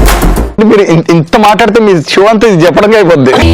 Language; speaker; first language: Telugu; native; Telugu